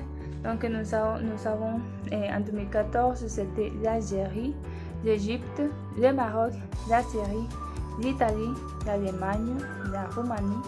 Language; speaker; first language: French; non-native, learner; Spanish